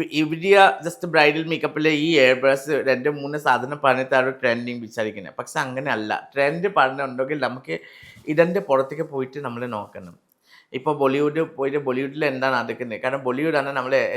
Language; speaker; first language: Malayalam; non-native, learner; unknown